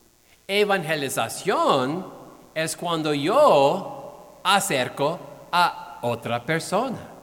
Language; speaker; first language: Spanish; non-native, fluent; English